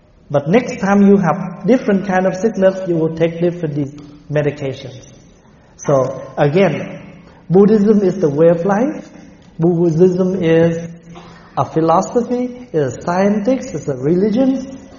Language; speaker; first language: English; non-native, fluent; Vietnamese